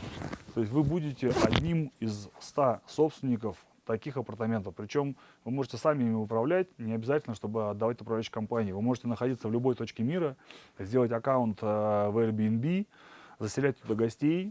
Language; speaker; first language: Russian; native; Russian